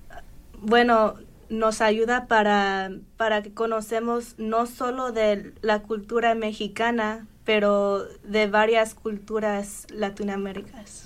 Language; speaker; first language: Spanish; early bilingual, heritage; Spanish